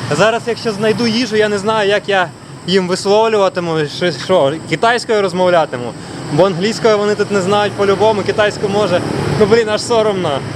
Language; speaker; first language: Ukrainian; non-native, local second language; Russian